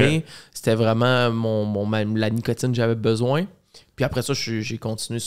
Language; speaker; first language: French; native; French